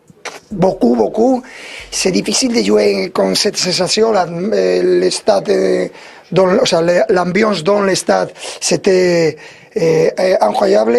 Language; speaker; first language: French; non-native, learner; Spanish